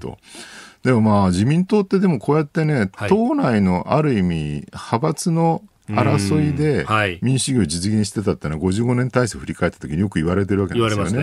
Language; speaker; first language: Japanese; native; Japanese